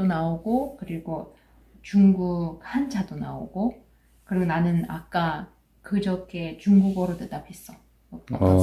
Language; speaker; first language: Korean; non-native, fluent; Russian